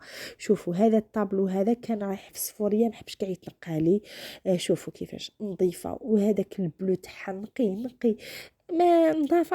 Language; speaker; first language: Arabic; native; Arabic